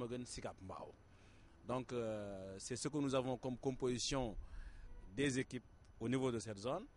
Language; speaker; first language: French; non-native, local second language; Wolof